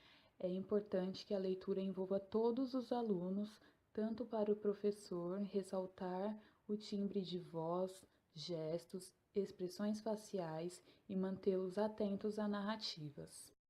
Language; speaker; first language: Portuguese; native; Portuguese